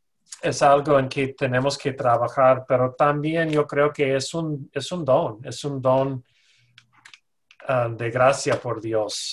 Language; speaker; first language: Spanish; non-native, fluent; English